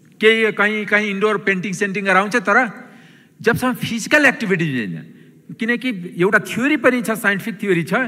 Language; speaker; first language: Nepali; non-native, local second language; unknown